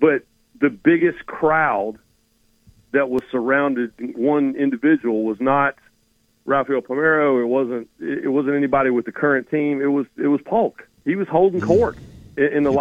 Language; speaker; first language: English; native; English